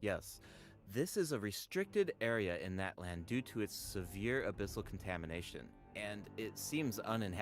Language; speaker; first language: English; native; English